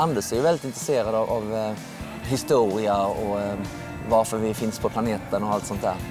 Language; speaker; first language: Swedish; native; Swedish